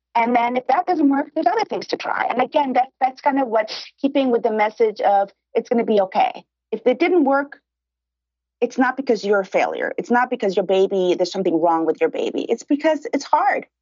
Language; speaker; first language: English; early bilingual, other home language; Spanish